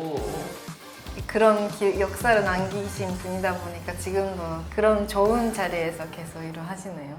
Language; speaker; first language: Korean; non-native, fluent; Japanese